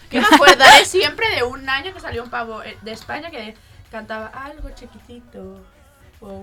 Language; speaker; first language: Spanish; non-native, local second language; Catalan